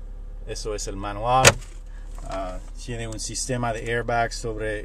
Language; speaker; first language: Spanish; non-native, learner; French